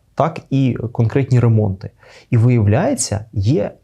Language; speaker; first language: Ukrainian; native; Ukrainian